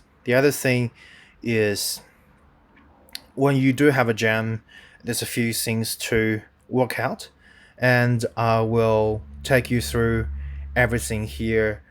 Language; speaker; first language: English; non-native, fluent; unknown